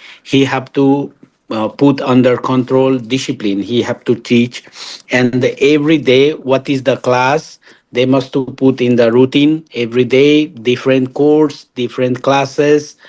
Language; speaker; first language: English; non-native, learner; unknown